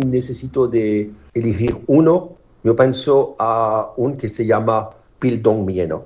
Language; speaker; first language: Spanish; non-native, fluent; French